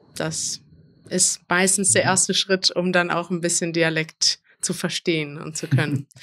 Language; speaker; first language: German; native; German